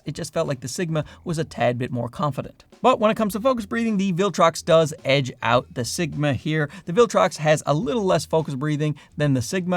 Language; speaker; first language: English; native; English